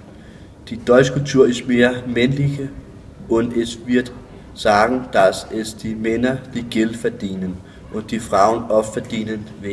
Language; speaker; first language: German; non-native, learner; Danish